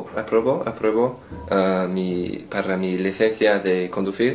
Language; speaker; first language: Spanish; non-native, learner; English